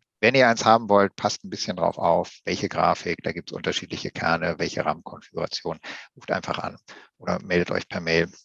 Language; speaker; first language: German; native; German